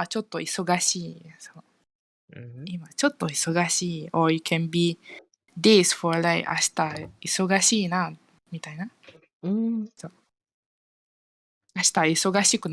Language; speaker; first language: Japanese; non-native, fluent; Malay